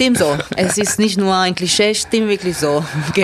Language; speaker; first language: German; non-native, learner; Italian